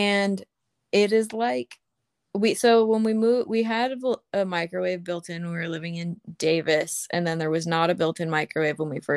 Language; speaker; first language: English; native; English